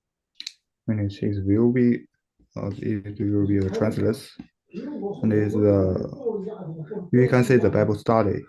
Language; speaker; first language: English; non-native, learner; Chinese